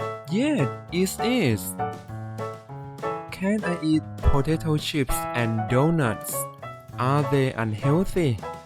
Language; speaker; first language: English; non-native, fluent; Thai